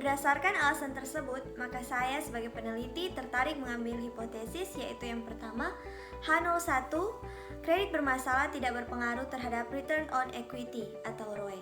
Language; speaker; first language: Indonesian; native; Indonesian